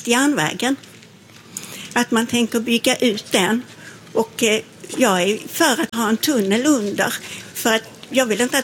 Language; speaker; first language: Swedish; native; Swedish